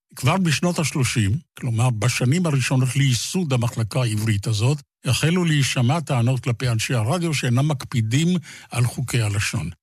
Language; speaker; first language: Hebrew; native; Hebrew